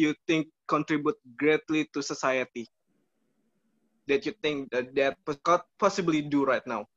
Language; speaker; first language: English; non-native, learner; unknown